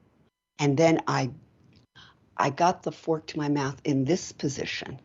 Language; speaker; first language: English; native; English